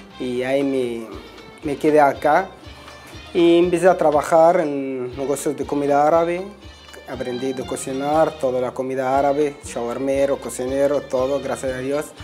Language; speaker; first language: Spanish; non-native, fluent; Arabic